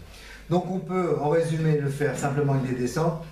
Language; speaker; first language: French; native; French